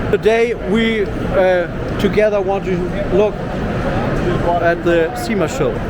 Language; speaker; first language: English; non-native, learner; German